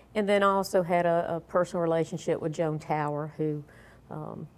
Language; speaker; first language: English; native; English